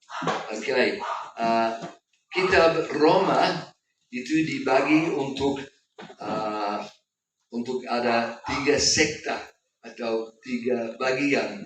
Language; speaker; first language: Indonesian; non-native, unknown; English